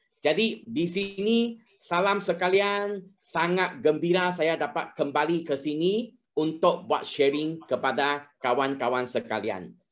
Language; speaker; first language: Malay; non-native, local second language; Chinese